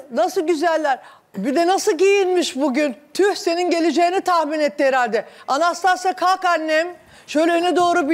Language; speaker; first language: Turkish; native; Turkish